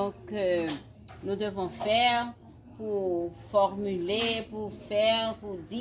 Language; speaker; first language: French; non-native, fluent; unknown